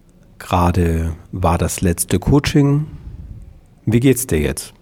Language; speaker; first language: German; native; German